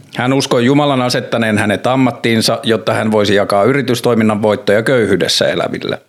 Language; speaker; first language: Finnish; native; Finnish